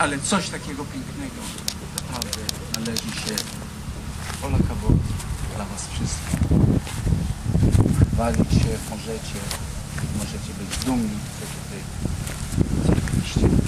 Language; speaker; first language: Polish; non-native, fluent; Hebrew